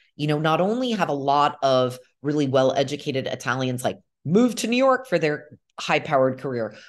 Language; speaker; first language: English; native; English